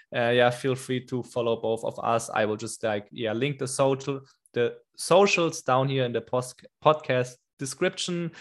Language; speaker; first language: English; non-native, fluent; German